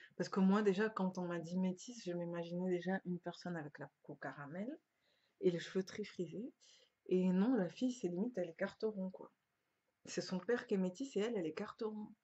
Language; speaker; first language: French; early bilingual, other home language; Lingala